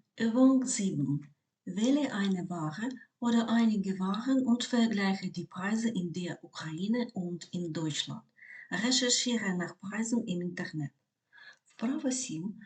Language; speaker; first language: German; non-native, fluent; Ukrainian